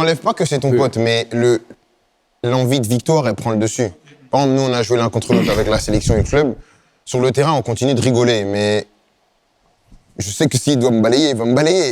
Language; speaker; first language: French; native; French